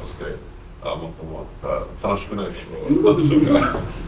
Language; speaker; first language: Japanese; non-native, fluent; English